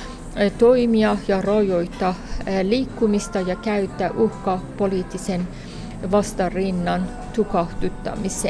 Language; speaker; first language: Finnish; non-native, fluent; Persian